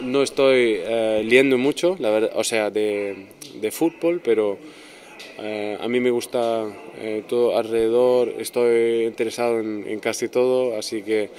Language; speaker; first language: Spanish; non-native, fluent; German